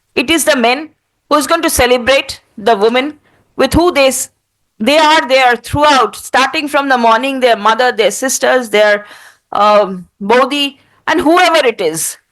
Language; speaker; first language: English; non-native, local second language; Bangla